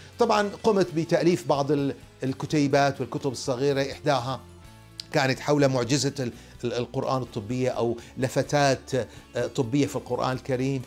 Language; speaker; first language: Arabic; native; Arabic